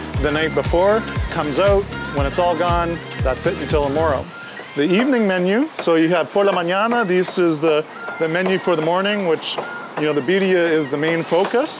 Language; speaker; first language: English; native; English